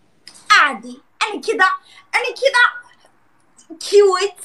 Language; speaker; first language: Arabic; non-native, learner; Turkish